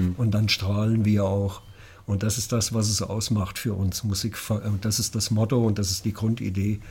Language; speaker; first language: German; native; German